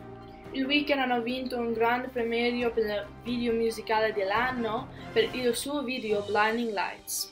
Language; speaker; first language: Italian; non-native, learner; English